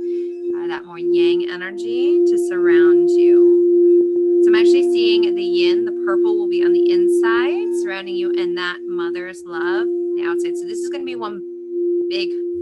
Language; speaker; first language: English; native; English